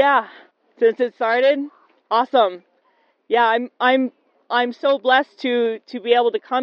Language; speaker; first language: English; native; English